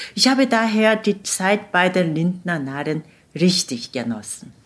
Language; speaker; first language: German; non-native, fluent; Korean